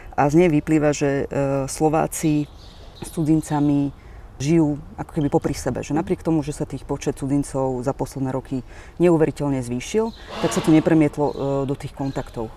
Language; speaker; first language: Slovak; native; Slovak